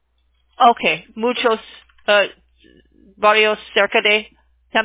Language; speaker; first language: Spanish; non-native, learner; English